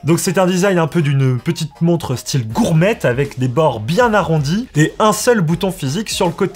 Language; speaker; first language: French; native; French